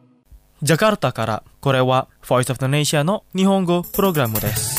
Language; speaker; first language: Japanese; non-native, fluent; Indonesian